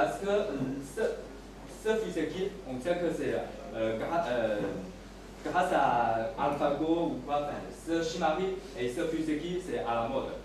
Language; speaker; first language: French; non-native, fluent; Chinese